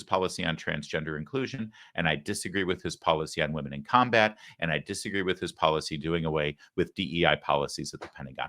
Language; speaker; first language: English; native; English